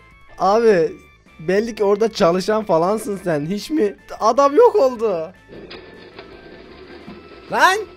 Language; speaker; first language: Turkish; native; Turkish